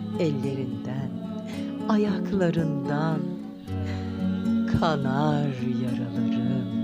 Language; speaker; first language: Turkish; native; Turkish